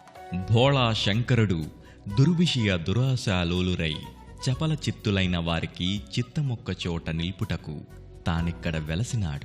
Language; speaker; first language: Telugu; native; Telugu